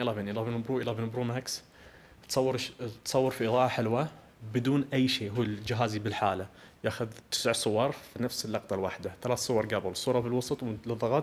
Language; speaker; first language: Arabic; native; Arabic